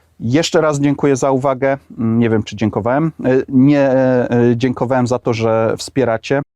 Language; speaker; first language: Polish; native; Polish